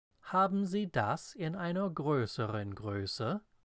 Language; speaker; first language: German; non-native, fluent; English